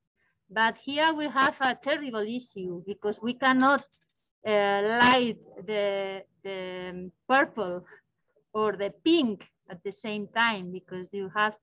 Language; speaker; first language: English; non-native, learner; Spanish